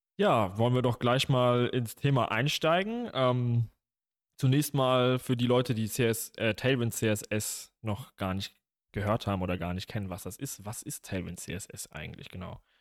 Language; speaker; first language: German; native; German